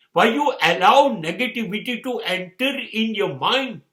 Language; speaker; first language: English; non-native, local second language; Gujarati